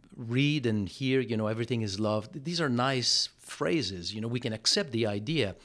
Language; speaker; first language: English; non-native, fluent; French